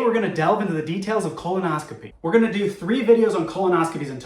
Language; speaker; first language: English; native; English